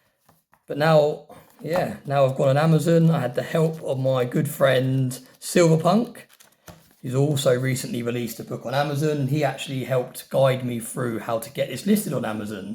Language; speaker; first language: English; native; English